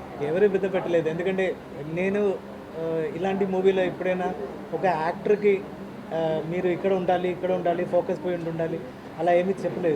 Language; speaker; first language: Telugu; non-native, fluent; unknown